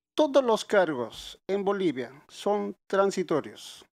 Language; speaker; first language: Spanish; native; Spanish